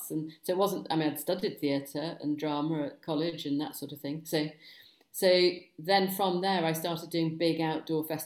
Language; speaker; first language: English; native; English